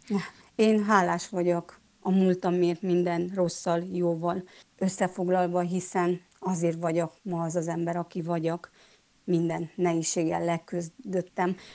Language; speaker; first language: Hungarian; non-native, local second language; Romanian